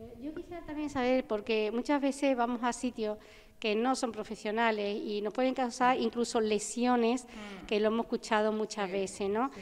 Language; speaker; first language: Spanish; native; Spanish